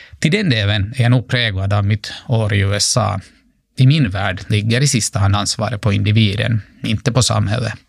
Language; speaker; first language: Swedish; native; Swedish